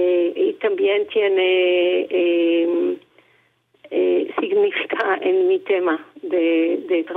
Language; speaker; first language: Spanish; non-native, learner; Hebrew